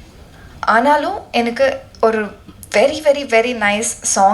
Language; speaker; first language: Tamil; non-native, learner; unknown